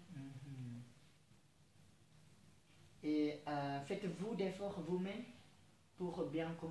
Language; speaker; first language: French; non-native, fluent; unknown